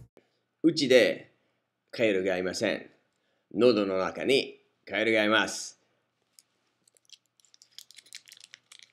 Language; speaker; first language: Japanese; non-native, learner; English